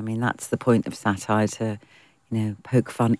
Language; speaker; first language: English; native; English